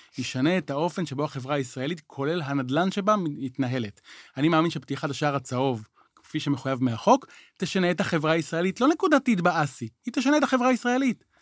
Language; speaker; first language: Hebrew; native; Hebrew